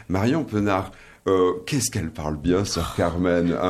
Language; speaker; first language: French; native; French